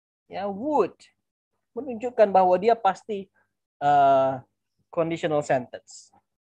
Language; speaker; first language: English; non-native, fluent; Indonesian